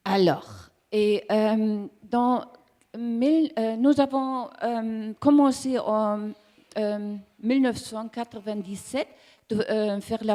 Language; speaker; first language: French; non-native, learner; German